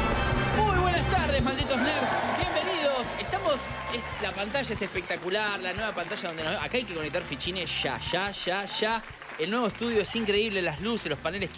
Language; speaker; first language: Spanish; native; Spanish